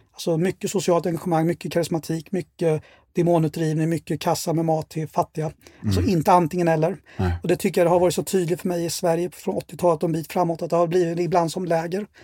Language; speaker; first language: Swedish; native; Swedish